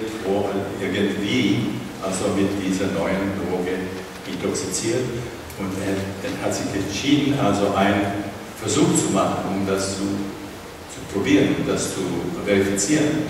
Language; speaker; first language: German; non-native, fluent; Czech